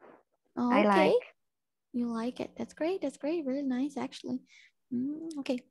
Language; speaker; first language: English; non-native, fluent; Portuguese